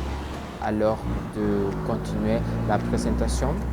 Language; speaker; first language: French; non-native, learner; Spanish